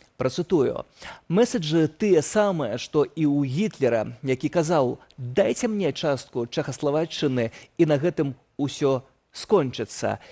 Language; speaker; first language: Belarusian; native; Belarusian